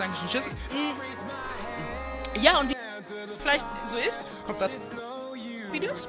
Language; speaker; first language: German; native; German